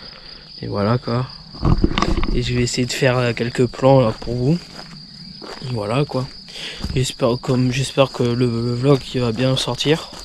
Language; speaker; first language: French; native; French